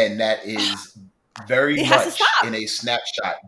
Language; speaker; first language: English; native; English